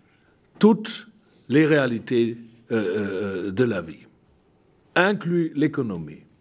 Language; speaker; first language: French; non-native, fluent; German